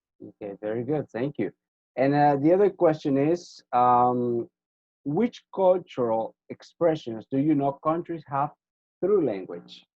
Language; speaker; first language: English; non-native, fluent; Spanish